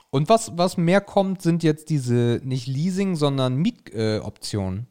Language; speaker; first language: German; native; German